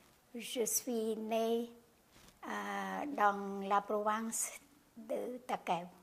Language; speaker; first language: French; non-native, learner; Khmer